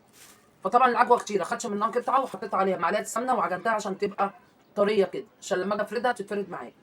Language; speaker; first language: Arabic; native; Arabic